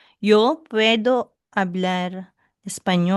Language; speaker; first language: Spanish; non-native, learner; Filipino